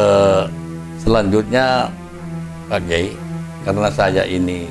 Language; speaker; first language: Indonesian; non-native, local second language; Madurese